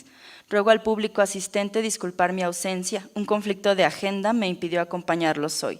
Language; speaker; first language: Spanish; native; Spanish